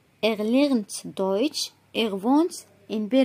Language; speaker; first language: German; non-native, fluent; Arabic